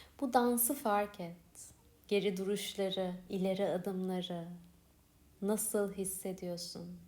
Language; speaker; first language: Turkish; native; Turkish